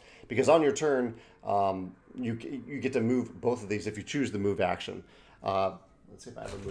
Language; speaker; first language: English; native; English